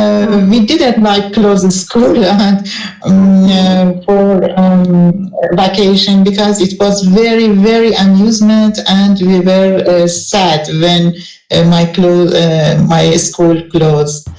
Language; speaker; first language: English; non-native, learner; Persian